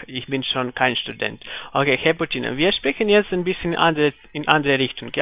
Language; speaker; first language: German; non-native, fluent; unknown